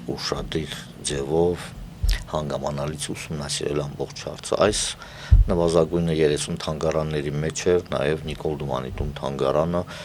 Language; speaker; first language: Armenian; native; Armenian